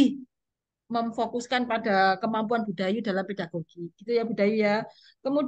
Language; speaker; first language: Indonesian; native; Indonesian